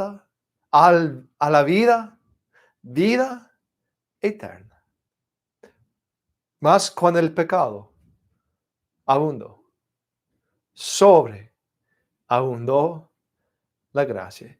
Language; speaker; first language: Spanish; non-native, fluent; English